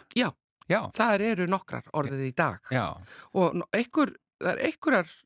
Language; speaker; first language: Icelandic; native; Icelandic